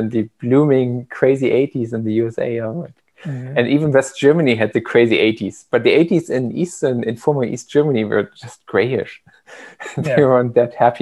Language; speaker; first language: English; non-native, fluent; German